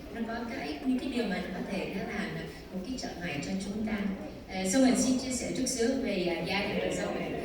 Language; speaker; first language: Vietnamese; early bilingual, heritage; Vietnamese